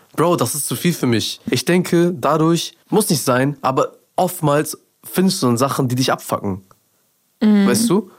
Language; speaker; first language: German; early bilingual, other home language; Persian